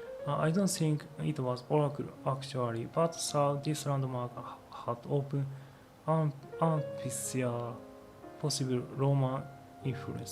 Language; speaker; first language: English; non-native, learner; Japanese